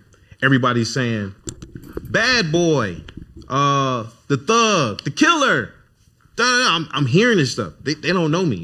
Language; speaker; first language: English; native; English